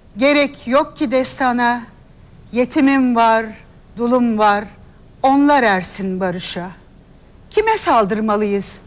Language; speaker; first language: Turkish; native; Turkish